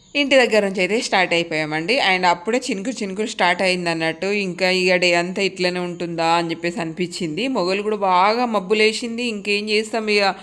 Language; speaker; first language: Telugu; non-native, local second language; Lambadi